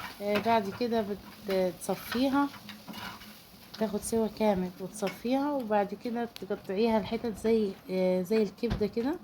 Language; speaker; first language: Arabic; native; Arabic